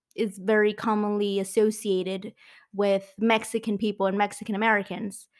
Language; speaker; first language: English; non-native, fluent; Spanish